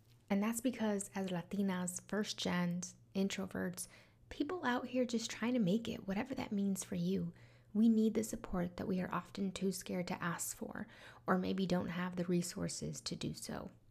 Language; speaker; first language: English; early bilingual, other home language; Spanish